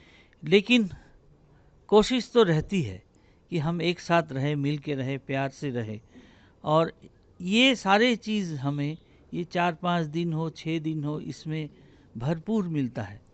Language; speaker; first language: Hindi; native; Hindi